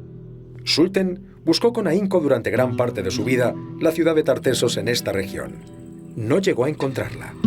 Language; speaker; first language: Spanish; native; Spanish